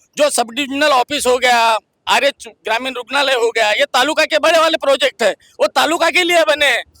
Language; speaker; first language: Hindi; non-native, local second language; Marathi